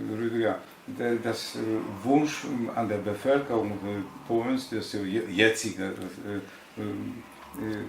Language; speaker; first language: German; non-native, learner; Polish